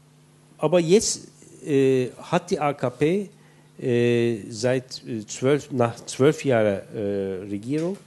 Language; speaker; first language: German; non-native, fluent; Turkish